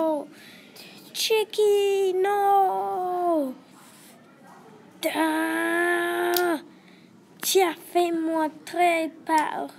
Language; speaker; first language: French; non-native, learner; English